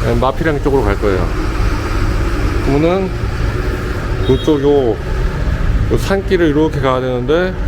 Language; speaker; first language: Korean; native; Korean